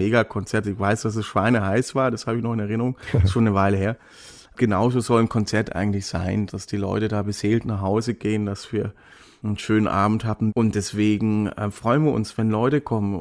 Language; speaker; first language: German; native; German